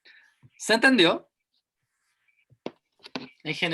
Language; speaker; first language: Spanish; native; Spanish